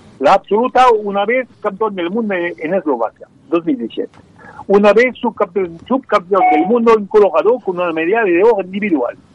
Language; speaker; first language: Spanish; non-native, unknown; French